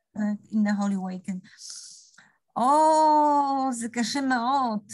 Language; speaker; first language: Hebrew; non-native, learner; English